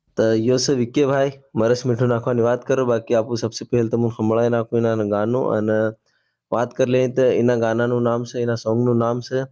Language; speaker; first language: Gujarati; non-native, local second language; Bhili